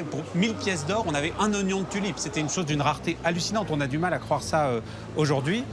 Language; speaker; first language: French; native; French